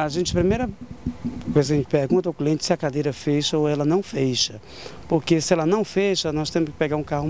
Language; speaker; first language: Portuguese; native; Portuguese